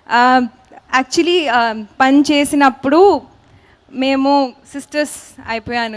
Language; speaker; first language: Telugu; non-native, learner; Hindi